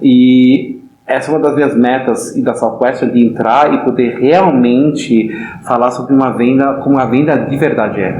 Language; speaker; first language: Portuguese; non-native, fluent; German